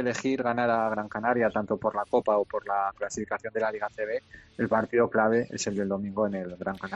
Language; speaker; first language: Spanish; native; Spanish